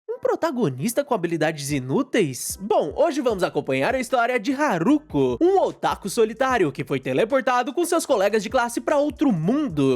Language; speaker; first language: Portuguese; native; Portuguese